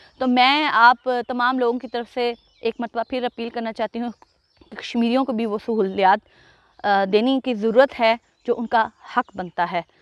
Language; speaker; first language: Urdu; non-native, local second language; Punjabi